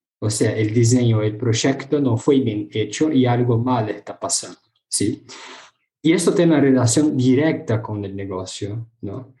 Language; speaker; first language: Spanish; non-native, fluent; Portuguese